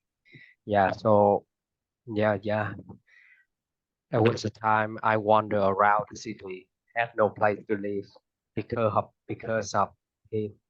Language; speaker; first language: English; non-native, fluent; Vietnamese